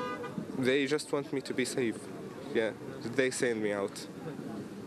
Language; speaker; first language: English; non-native, fluent; Arabic